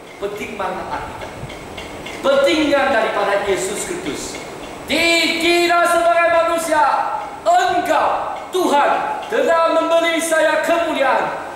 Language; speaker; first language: Malay; non-native, local second language; Chinese